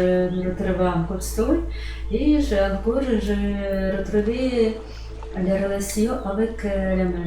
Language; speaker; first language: French; non-native, learner; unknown